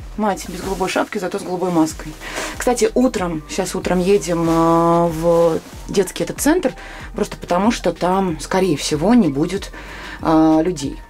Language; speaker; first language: Russian; non-native, local second language; Latvian